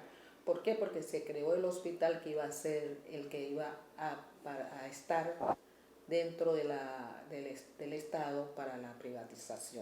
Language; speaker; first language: Spanish; native; Spanish